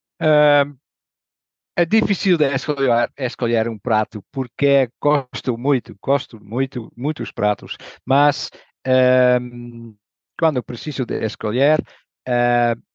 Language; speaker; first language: Portuguese; non-native, learner; Dutch